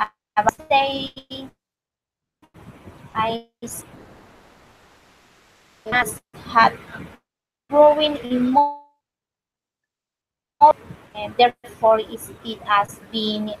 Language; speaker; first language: English; non-native, learner; Spanish